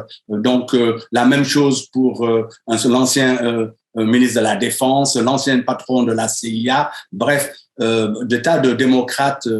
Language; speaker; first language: French; native; French